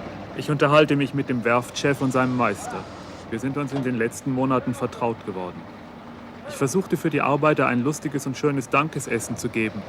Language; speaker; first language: German; native; German